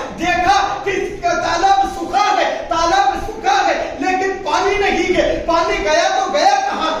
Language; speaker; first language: Urdu; native; Urdu